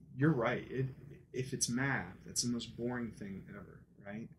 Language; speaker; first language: English; native; English